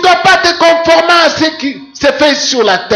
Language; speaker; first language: French; non-native, local second language; Lingala